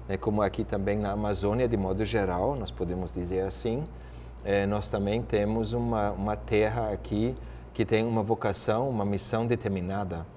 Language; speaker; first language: Portuguese; non-native, fluent; German